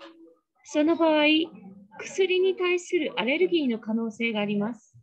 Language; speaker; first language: Japanese; native; Japanese